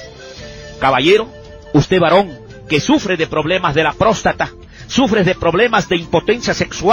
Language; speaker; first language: Spanish; native; Spanish